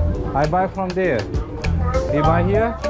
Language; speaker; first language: English; non-native, learner; Hindi